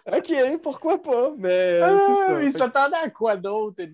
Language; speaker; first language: French; native; French